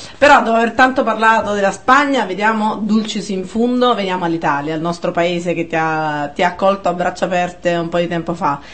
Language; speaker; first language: Italian; native; Italian